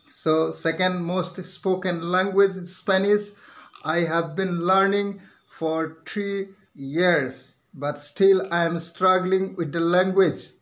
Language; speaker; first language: English; non-native, local second language; Assamese